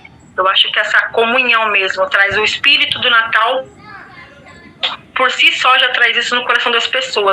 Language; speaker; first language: Portuguese; native; Portuguese